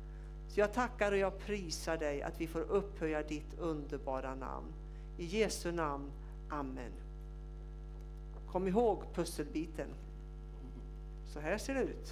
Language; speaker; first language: Swedish; native; Swedish